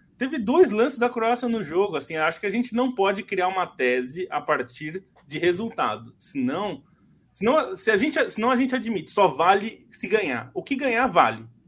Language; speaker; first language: Portuguese; native; Portuguese